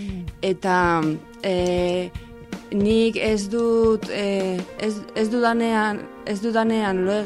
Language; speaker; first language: Basque; non-native, local second language; Spanish